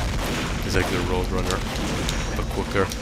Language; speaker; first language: English; native; English